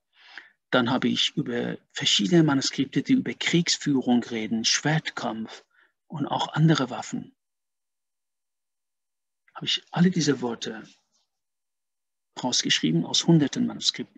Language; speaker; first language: German; non-native, fluent; Persian